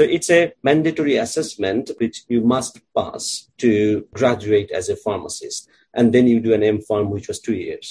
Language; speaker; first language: English; non-native, local second language; Bangla